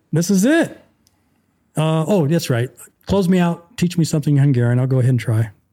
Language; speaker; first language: English; native; English